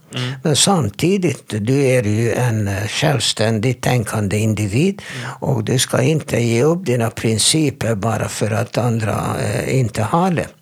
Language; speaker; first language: Swedish; non-native, fluent; Hebrew